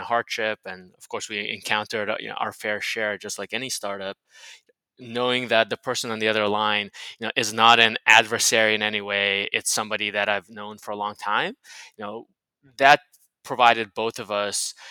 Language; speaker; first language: English; native; English